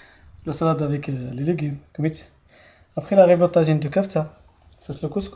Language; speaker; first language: French; non-native, learner; Arabic